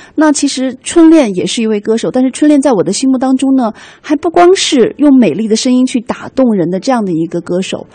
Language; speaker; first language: Chinese; native; Chinese